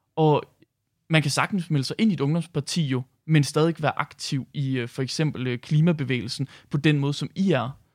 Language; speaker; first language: Danish; native; Danish